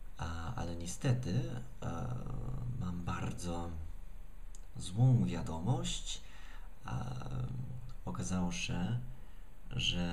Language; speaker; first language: Polish; non-native, fluent; English